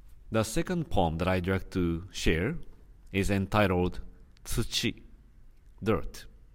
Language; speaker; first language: English; non-native, fluent; Japanese